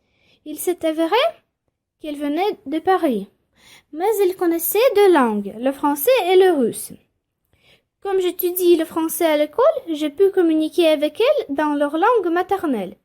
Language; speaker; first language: French; non-native, fluent; Russian